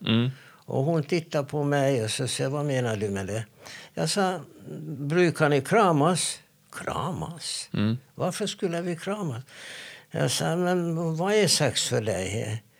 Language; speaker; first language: Swedish; non-native, fluent; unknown